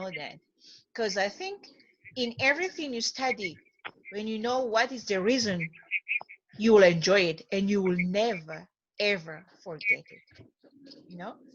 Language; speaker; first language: English; non-native, fluent; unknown